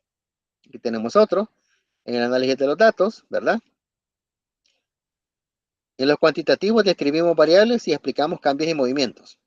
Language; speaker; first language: Spanish; native; Spanish